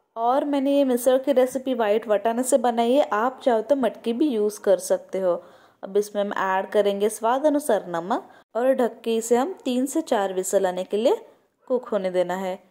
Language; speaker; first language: Hindi; non-native, local second language; Marathi